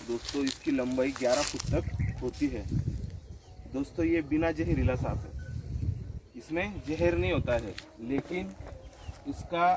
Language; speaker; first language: Hindi; non-native, local second language; Marathi